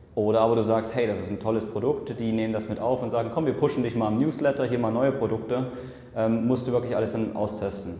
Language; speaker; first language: German; native; German